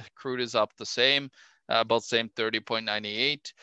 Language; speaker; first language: English; non-native, fluent; Norwegian